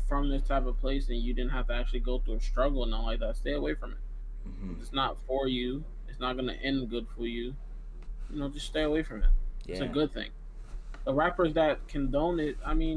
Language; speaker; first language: English; native; English